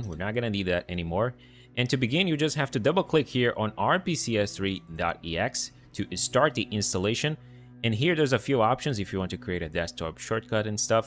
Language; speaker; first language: English; non-native, fluent; Portuguese